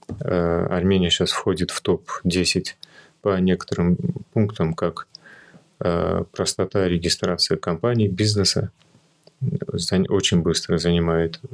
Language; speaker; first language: Russian; early bilingual, other home language; Armenian